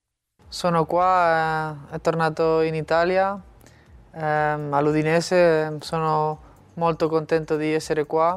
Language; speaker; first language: Italian; non-native, fluent; Spanish